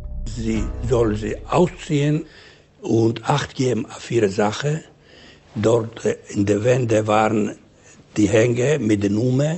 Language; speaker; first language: German; non-native, fluent; Ladino